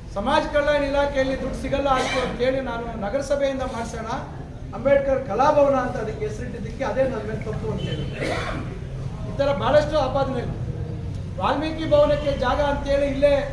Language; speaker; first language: Kannada; native; Kannada